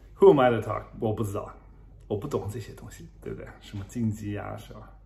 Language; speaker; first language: Chinese; non-native, fluent; German